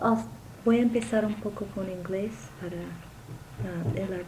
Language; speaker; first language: Spanish; non-native, fluent; English